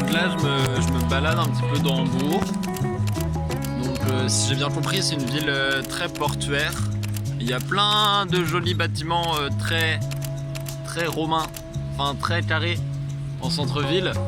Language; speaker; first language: French; native; French